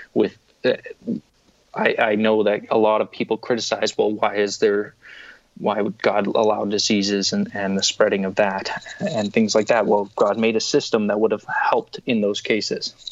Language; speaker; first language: English; native; English